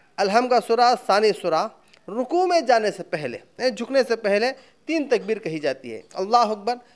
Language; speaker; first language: Hindi; non-native, local second language; Urdu